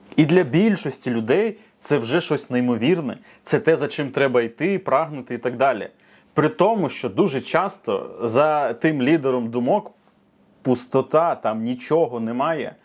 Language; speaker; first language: Ukrainian; non-native, local second language; Russian